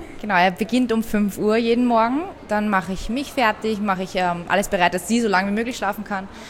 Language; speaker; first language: German; early bilingual, other home language; Persian